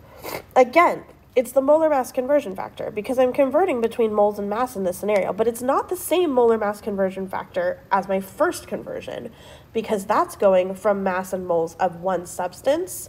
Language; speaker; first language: English; native; English